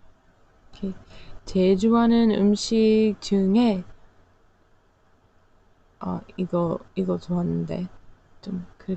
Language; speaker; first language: Korean; non-native, learner; English